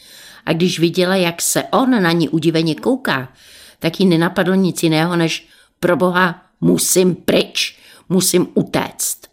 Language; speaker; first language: Czech; native; Czech